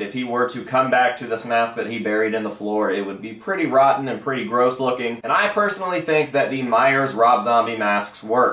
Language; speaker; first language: English; native; English